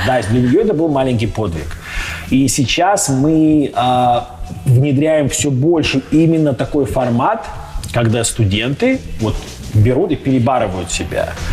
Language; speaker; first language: Russian; native; Russian